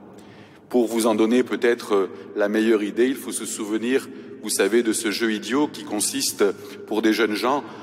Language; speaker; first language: French; native; French